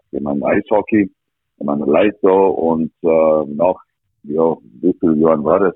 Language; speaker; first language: German; non-native, fluent; English